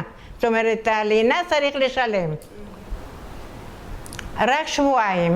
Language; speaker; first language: Hebrew; non-native, fluent; Italian